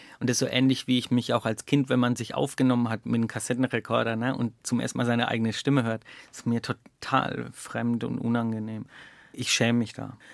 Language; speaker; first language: German; native; German